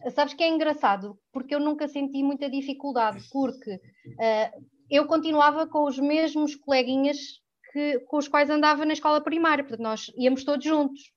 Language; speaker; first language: Portuguese; early bilingual, other home language; French